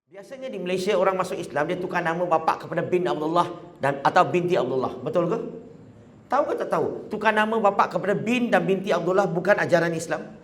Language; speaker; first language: Malay; non-native, local second language; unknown